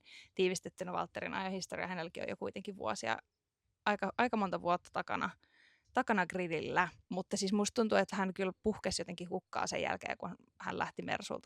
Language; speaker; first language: Finnish; native; Finnish